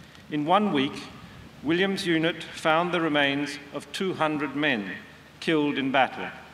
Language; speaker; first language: English; native; English